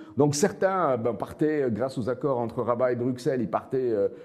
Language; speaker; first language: French; non-native, local second language; Arabic